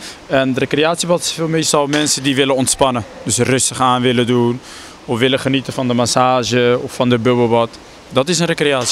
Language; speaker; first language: Dutch; native; Dutch